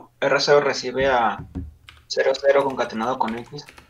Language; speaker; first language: Spanish; native; Spanish